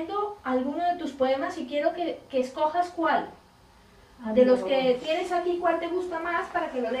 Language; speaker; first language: Spanish; non-native, fluent; French